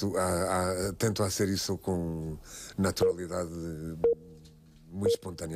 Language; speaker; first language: Spanish; non-native, fluent; Portuguese